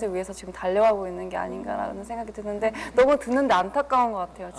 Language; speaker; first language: Korean; native; Korean